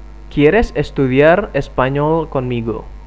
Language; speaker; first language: Spanish; non-native, fluent; Indonesian